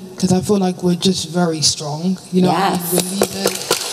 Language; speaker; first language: English; native; English